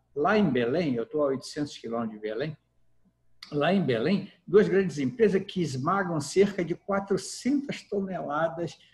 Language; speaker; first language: Portuguese; native; Portuguese